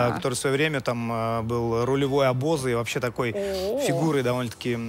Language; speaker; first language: Russian; native; Russian